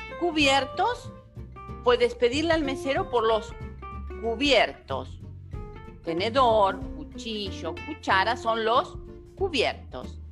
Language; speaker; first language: Spanish; non-native, fluent; Portuguese